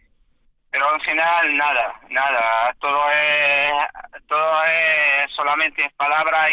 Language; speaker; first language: Spanish; non-native, fluent; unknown